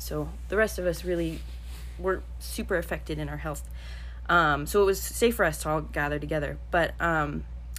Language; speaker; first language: English; native; English